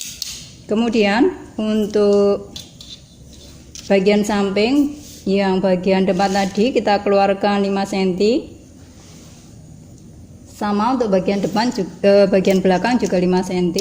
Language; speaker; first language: Indonesian; native; Indonesian